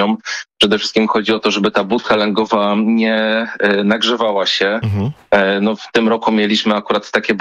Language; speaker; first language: Polish; native; Polish